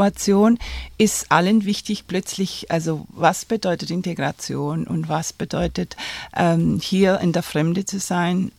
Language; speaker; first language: German; non-native, fluent; Spanish